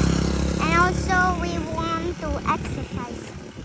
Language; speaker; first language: English; non-native, learner; Persian